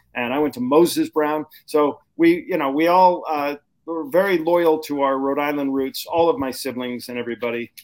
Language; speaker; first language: English; native; English